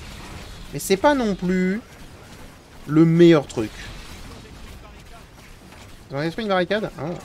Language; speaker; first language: French; native; French